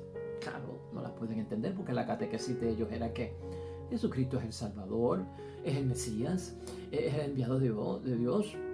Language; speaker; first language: Spanish; native; Spanish